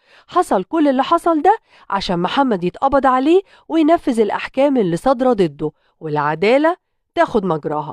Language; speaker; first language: Arabic; native; Arabic